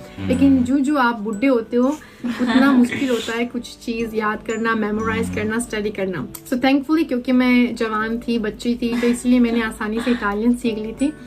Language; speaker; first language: Hindi; early bilingual, heritage; Hindi